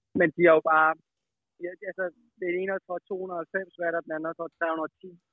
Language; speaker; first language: Danish; native; Danish